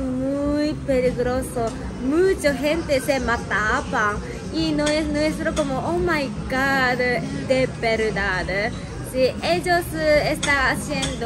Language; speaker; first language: Spanish; non-native, learner; Japanese